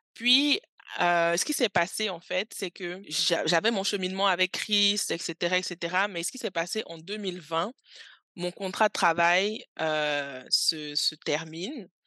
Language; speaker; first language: French; early bilingual, other home language; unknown